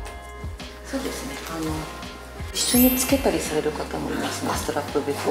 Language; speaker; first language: Japanese; native; Japanese